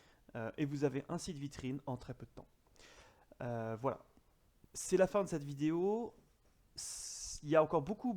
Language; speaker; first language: French; native; French